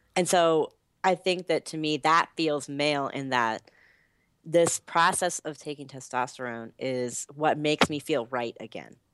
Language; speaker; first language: English; native; English